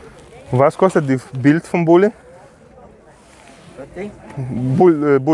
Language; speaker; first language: German; non-native, learner; Russian